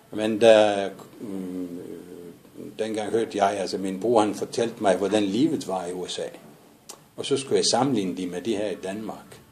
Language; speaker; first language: Danish; non-native, fluent; Arabic